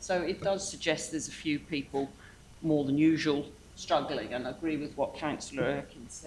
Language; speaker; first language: English; native; English